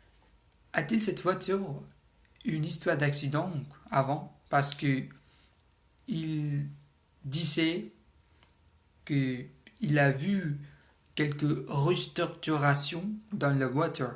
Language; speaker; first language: French; non-native, learner; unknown